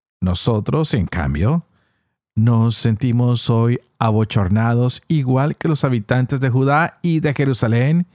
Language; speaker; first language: Spanish; native; Spanish